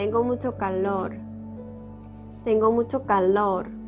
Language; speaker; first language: Spanish; non-native, fluent; Korean